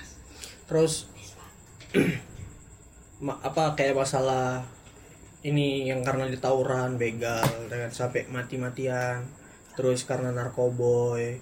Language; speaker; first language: Indonesian; native; Indonesian